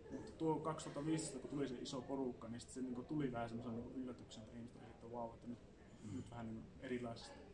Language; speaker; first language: Finnish; early bilingual, other home language; Assyrian Neo-Aramaic